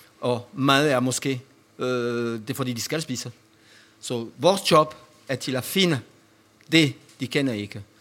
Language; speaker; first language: Danish; non-native, fluent; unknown